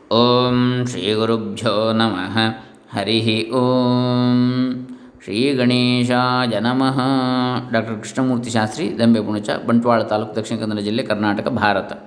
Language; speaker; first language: Hindi; non-native, local second language; Kannada